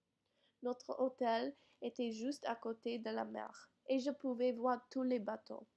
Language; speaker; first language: French; non-native, learner; English